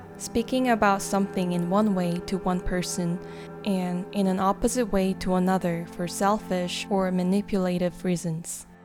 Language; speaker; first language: English; non-native, fluent; Korean